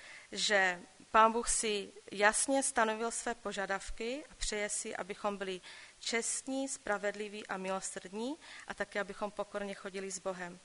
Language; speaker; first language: Czech; non-native, local second language; Polish